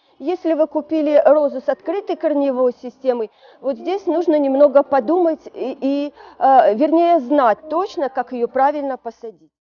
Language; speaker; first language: Russian; native; Russian